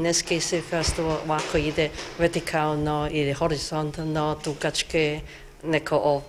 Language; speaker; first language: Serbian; non-native, learner; Chinese